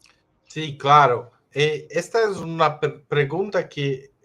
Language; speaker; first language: Spanish; non-native, fluent; Portuguese